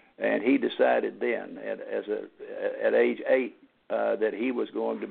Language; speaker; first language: English; native; English